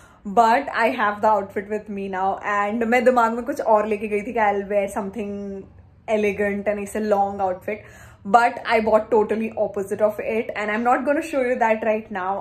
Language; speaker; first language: English; non-native, local second language; Hindi